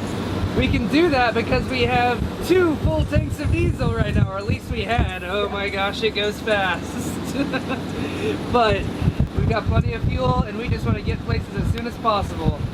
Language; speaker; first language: English; native; English